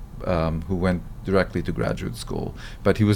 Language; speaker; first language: English; non-native, fluent; Arabic